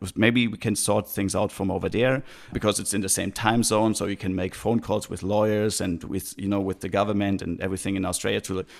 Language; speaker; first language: English; non-native, fluent; German